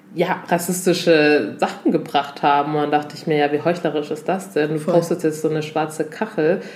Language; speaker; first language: German; native; German